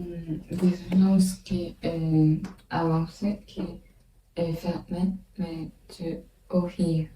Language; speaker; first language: French; non-native, learner; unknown